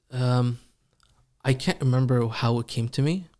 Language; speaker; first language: English; early bilingual, other home language; Persian